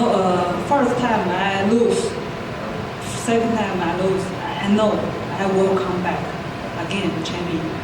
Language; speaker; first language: English; non-native, learner; Chinese